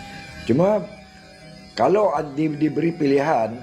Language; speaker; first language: Malay; native; Malay